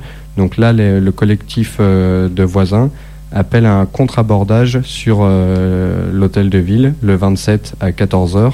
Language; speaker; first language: French; native; French